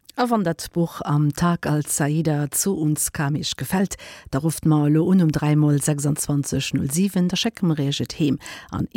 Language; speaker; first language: German; non-native, local second language; Luxembourgish